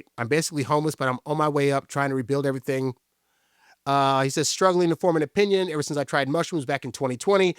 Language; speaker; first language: English; native; English